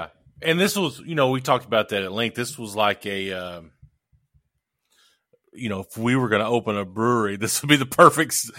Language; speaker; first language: English; native; English